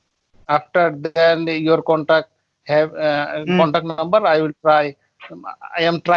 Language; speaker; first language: English; non-native, learner; Bangla